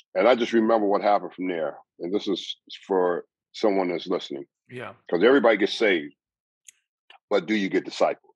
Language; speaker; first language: English; native; English